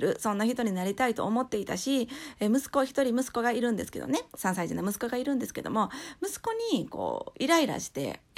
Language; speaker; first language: Japanese; native; Japanese